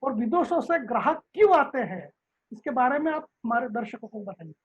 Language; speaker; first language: Hindi; non-native, local second language; Marathi